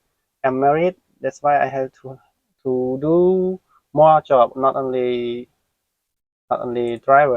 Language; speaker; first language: English; non-native, learner; Khmer